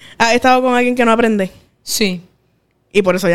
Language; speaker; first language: Spanish; native; Spanish